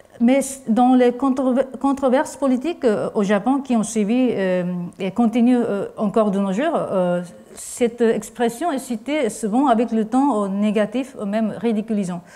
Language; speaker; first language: French; non-native, fluent; Japanese